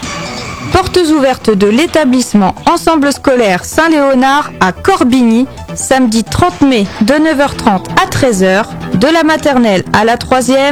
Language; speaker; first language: French; native; French